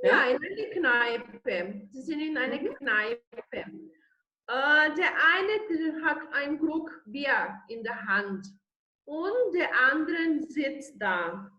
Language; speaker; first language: German; non-native, learner; Portuguese